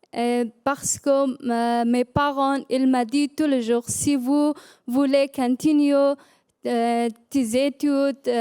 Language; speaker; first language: French; non-native, learner; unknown